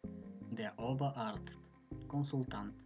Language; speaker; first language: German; non-native, fluent; Macedonian